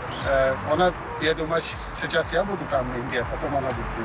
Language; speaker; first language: Russian; non-native, learner; Hindi